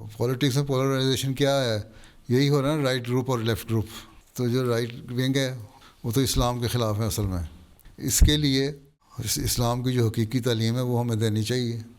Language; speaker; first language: Urdu; native; Urdu